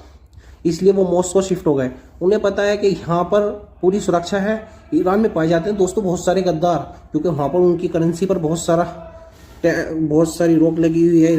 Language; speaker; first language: Hindi; native; Hindi